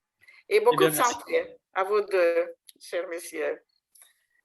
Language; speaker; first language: French; non-native, fluent; Russian